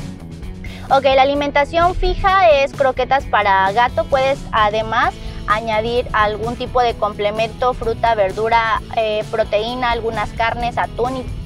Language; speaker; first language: Spanish; native; Spanish